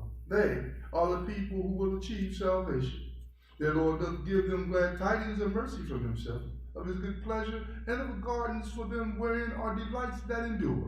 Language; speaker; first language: English; native; English